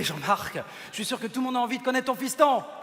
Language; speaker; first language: French; native; French